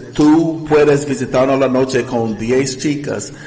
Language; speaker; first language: Spanish; non-native, learner; English